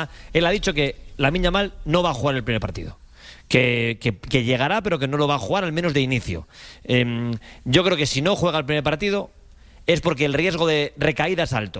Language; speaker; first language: Spanish; native; Spanish